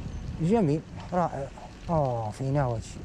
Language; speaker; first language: Arabic; native; Arabic